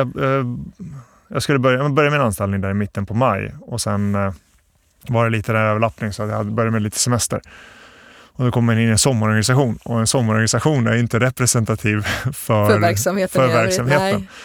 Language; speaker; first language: Swedish; early bilingual, other home language; Bosnian